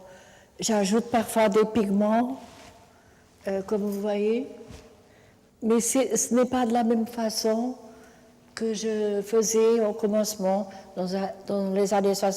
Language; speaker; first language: French; non-native, fluent; Portuguese